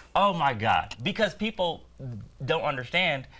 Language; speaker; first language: English; native; English